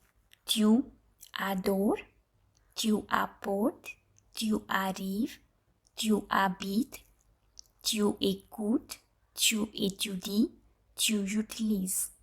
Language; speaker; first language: French; non-native, fluent; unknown